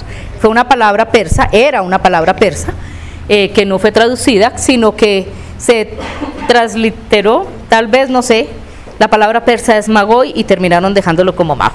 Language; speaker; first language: Spanish; native; Spanish